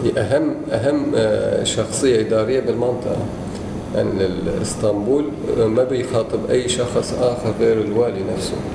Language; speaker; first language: Arabic; non-native, fluent; Turkish